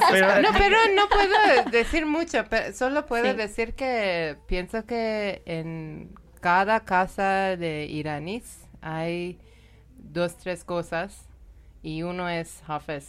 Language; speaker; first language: Spanish; non-native, learner; Persian